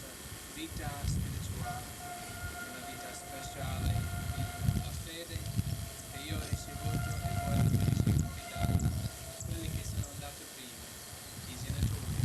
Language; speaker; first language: Italian; non-native, learner; English